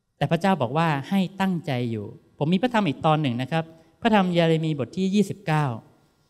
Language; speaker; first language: Thai; native; Thai